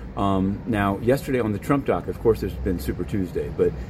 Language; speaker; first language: English; native; English